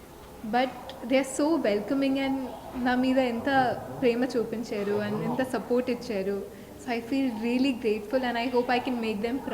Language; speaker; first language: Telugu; non-native, local second language; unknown